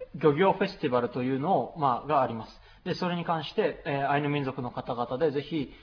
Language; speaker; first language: Japanese; native; Japanese